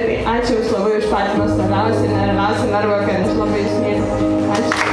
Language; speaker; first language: Lithuanian; native; Lithuanian